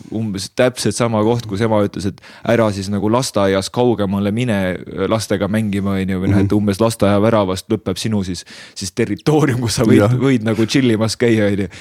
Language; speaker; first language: Estonian; native; Estonian